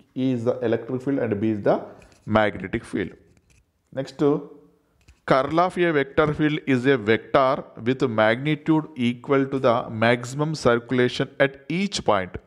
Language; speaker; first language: English; non-native, local second language; Telugu